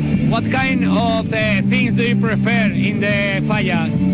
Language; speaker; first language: English; non-native, learner; Catalan